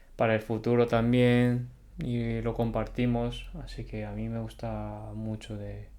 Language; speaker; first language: Spanish; early bilingual, other home language; Korean